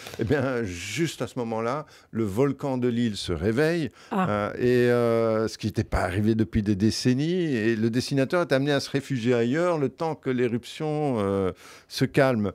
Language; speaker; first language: French; native; French